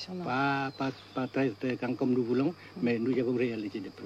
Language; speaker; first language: French; non-native, fluent; Vietnamese